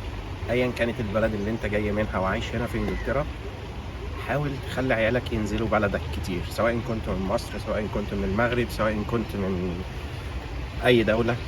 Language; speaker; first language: Arabic; native; Arabic